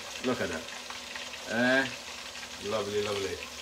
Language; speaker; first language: English; non-native, fluent; Italian